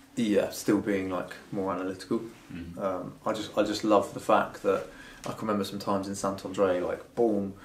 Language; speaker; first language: English; native; English